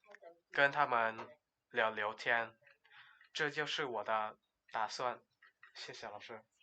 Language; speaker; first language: Chinese; non-native, learner; Lao